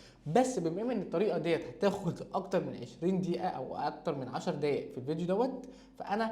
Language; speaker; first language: Arabic; native; Arabic